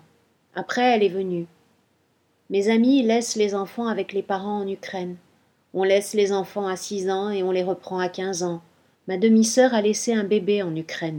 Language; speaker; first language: French; non-native, fluent; Ukrainian